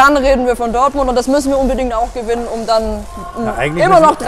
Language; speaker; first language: German; native; German